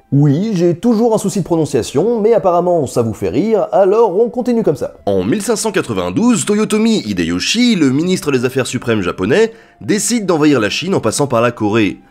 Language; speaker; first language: French; native; French